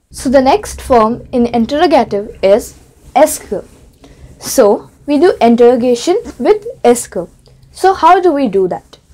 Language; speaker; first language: English; non-native, local second language; Hindi